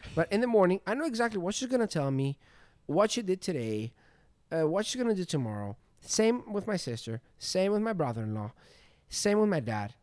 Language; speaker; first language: English; non-native, fluent; Greek